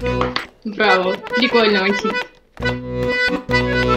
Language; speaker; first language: Russian; non-native, learner; Armenian